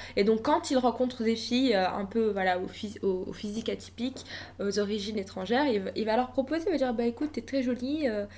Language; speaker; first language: French; native; French